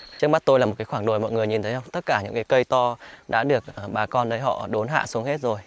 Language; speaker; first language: Vietnamese; native; Vietnamese